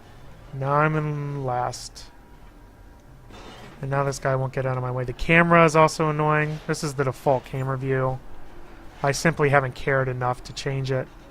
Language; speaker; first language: English; native; English